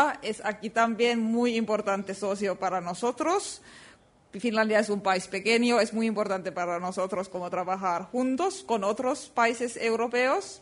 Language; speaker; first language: Spanish; non-native, learner; Finnish